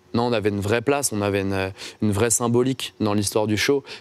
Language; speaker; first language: French; native; French